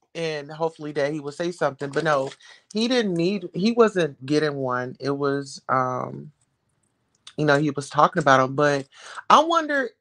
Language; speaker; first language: English; native; English